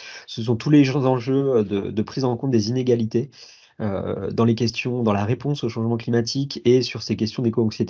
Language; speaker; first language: French; native; French